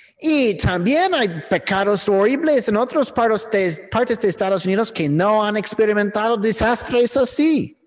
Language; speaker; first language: Spanish; non-native, fluent; English